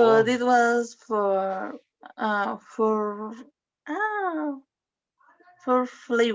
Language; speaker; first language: English; non-native, learner; Spanish